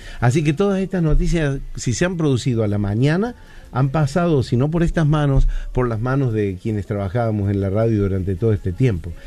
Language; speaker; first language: Spanish; native; Spanish